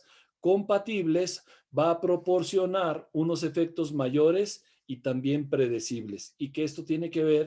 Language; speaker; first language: Spanish; native; Spanish